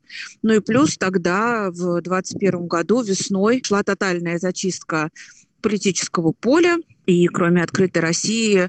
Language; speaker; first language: Russian; native; Russian